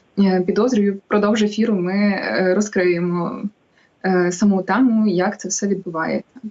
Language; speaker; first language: Ukrainian; native; Ukrainian